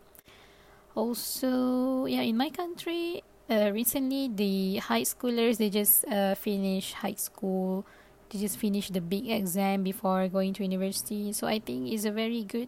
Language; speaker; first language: English; non-native, local second language; Malay